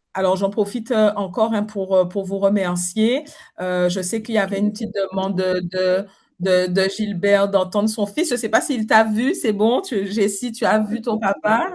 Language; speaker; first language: French; native; French